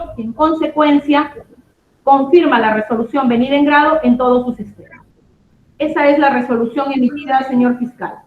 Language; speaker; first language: Spanish; native; Spanish